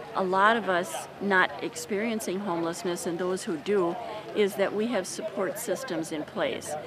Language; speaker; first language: English; native; English